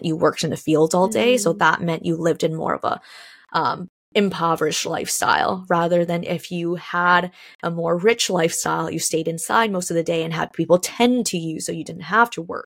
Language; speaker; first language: English; early bilingual, other home language; Chinese